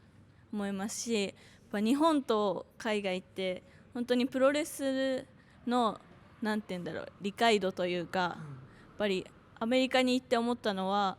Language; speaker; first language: Japanese; native; Japanese